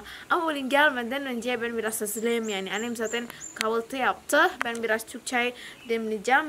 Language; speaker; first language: Turkish; non-native, learner; Indonesian